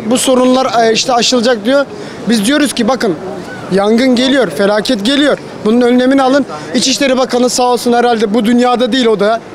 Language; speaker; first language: Turkish; native; Turkish